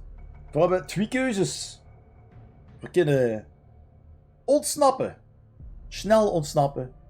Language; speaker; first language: Dutch; native; Dutch